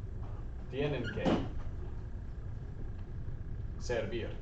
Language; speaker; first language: Spanish; non-native, learner; English